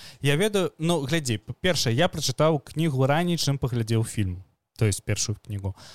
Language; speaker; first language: Belarusian; non-native, local second language; Russian